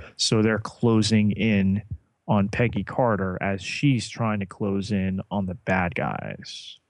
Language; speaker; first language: English; native; English